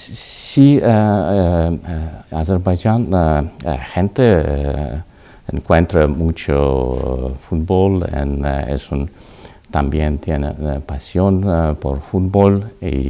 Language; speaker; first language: Spanish; non-native, learner; Azerbaijani